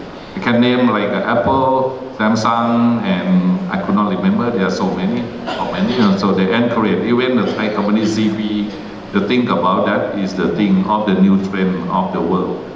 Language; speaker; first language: English; non-native, learner; Thai